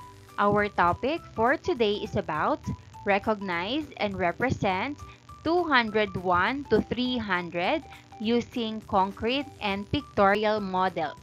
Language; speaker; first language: English; non-native, local second language; Filipino